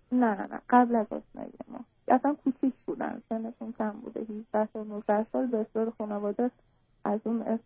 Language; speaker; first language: Persian; non-native, local second language; Azerbaijani